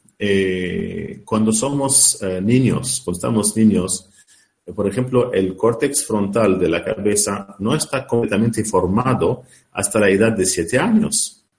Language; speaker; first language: Spanish; non-native, learner; Arabic